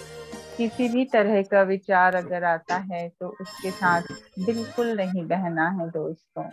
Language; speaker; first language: Hindi; native; Hindi